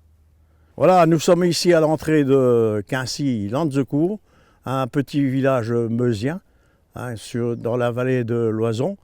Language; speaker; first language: French; native; French